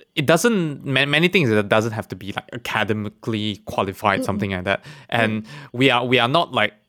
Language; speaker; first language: English; non-native, local second language; Chinese